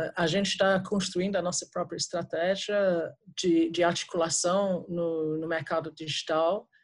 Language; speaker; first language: Portuguese; non-native, fluent; English